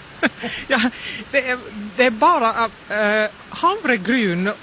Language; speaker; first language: Swedish; non-native, fluent; Finnish